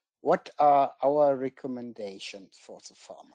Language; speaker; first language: English; non-native, fluent; German